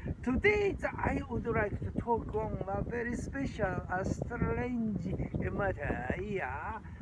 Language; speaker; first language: English; non-native, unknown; Japanese